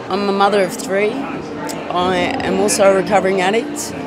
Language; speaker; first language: English; native; English